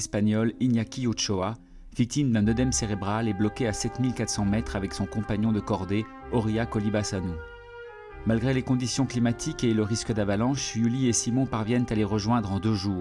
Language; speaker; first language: French; native; French